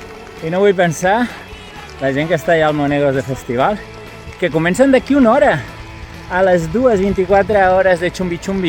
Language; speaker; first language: Catalan; native; Catalan